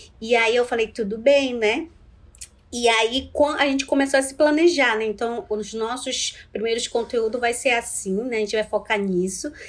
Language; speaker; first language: Portuguese; non-native, local second language; Ticuna